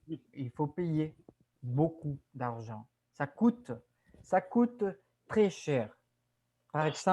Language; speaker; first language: French; non-native, fluent; Spanish